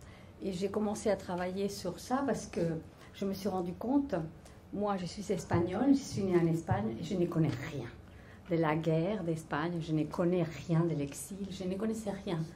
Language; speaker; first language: French; non-native, fluent; Spanish